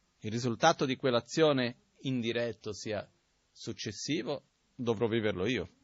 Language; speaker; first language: Italian; non-native, fluent; Portuguese